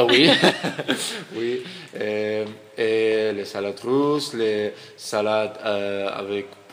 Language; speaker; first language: French; non-native, learner; Russian